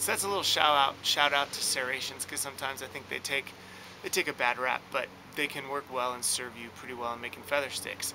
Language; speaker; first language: English; native; English